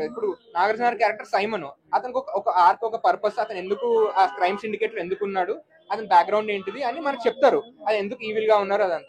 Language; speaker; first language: Telugu; native; Telugu